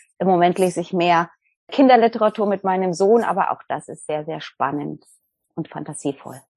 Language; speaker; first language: German; native; German